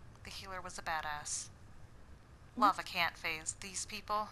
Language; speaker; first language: English; native; English